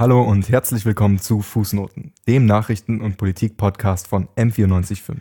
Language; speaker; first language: German; native; German